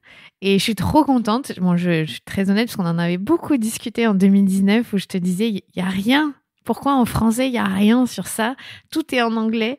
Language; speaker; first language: French; native; French